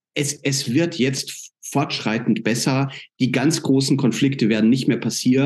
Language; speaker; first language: German; native; German